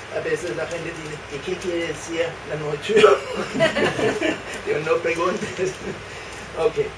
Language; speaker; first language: Spanish; non-native, fluent; Danish